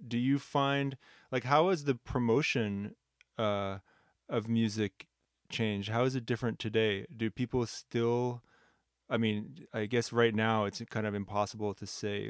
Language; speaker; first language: English; native; English